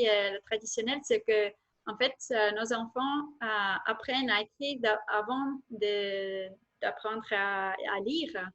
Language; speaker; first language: French; non-native, fluent; Estonian